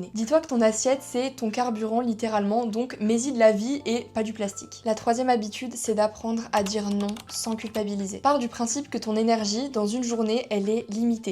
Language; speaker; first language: French; native; French